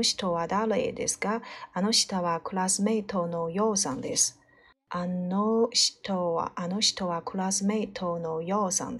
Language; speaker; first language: Japanese; non-native, learner; Chinese